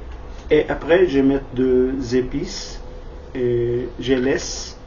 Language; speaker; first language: French; non-native, learner; Kurdish